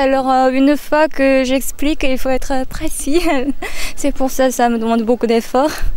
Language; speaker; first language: French; non-native, fluent; Korean